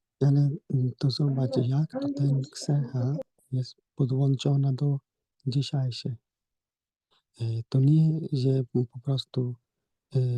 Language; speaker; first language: Polish; non-native, learner; Hindi